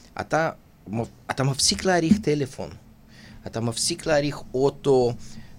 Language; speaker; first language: Hebrew; non-native, fluent; Russian